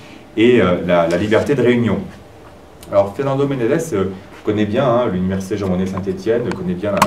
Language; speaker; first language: French; native; French